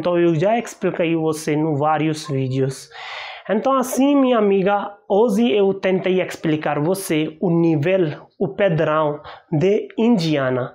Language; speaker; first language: Portuguese; non-native, learner; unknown